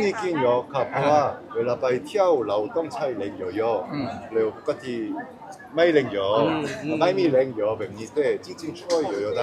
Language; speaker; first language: Thai; non-native, learner; Korean